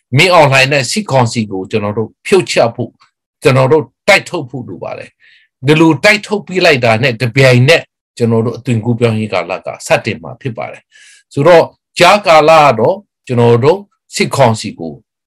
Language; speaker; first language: Burmese; non-native, local second language; Kachin